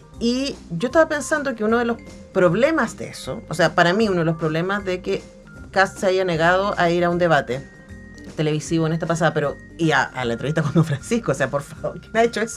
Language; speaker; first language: Spanish; native; Spanish